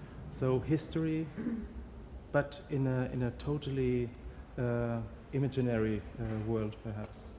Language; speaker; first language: English; non-native, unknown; German